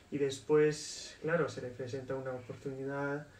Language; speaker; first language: Spanish; non-native, fluent; English